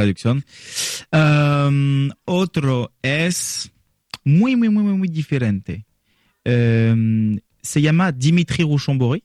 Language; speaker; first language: Spanish; non-native, learner; French